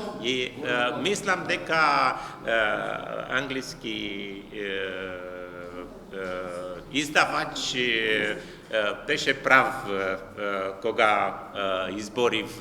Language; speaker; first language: Macedonian; non-native, learner; Romanian